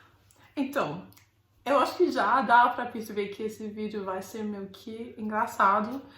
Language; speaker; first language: Portuguese; non-native, fluent; English